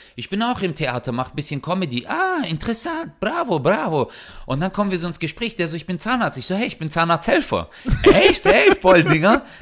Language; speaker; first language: German; early bilingual, other home language; Turkish